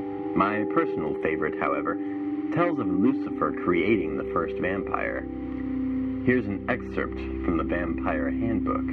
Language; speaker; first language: English; native; English